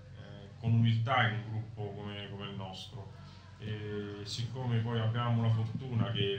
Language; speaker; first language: Italian; native; Italian